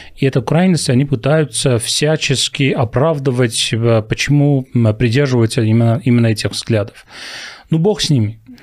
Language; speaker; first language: Russian; non-native, local second language; Armenian